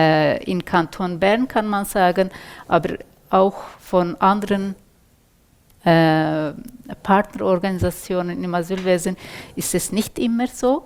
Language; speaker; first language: German; non-native, fluent; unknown